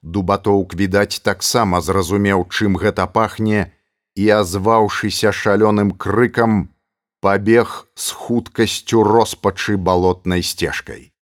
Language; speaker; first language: Belarusian; native; Belarusian